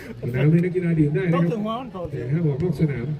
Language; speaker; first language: Thai; native; Thai